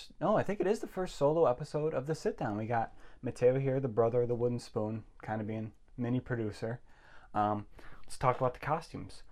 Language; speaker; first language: English; native; English